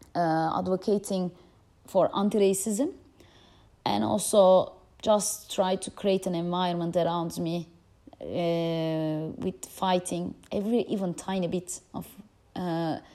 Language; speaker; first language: English; non-native, fluent; Turkish